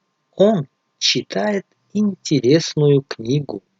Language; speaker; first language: Russian; non-native, fluent; Tajik